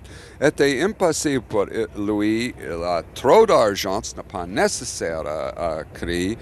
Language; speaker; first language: French; non-native, learner; English